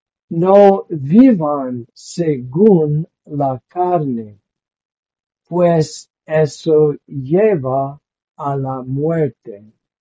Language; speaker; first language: Spanish; non-native, learner; English